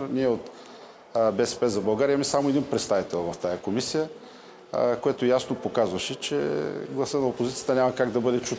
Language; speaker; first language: Bulgarian; native; Bulgarian